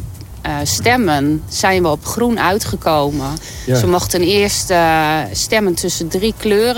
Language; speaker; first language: Dutch; native; Dutch